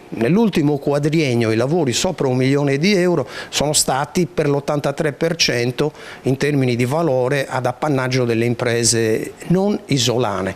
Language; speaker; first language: Italian; native; Italian